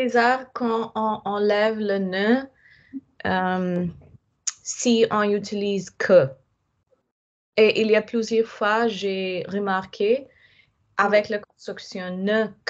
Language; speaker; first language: French; non-native, fluent; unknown